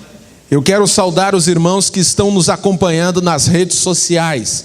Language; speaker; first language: Portuguese; native; Portuguese